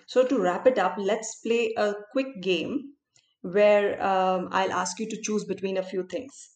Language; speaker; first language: English; non-native, local second language; Hindi